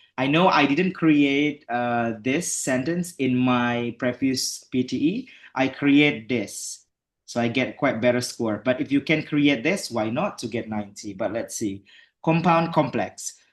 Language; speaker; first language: English; non-native, fluent; Indonesian